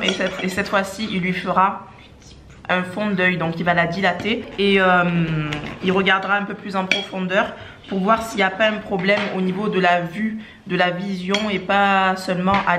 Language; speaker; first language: French; native; French